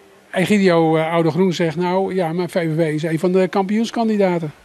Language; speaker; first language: Dutch; native; Dutch